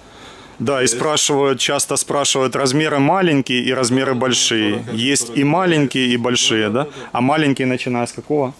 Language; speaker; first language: Russian; native; Russian